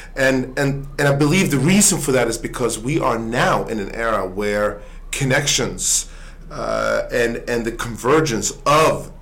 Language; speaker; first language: English; early bilingual, other home language; Swedish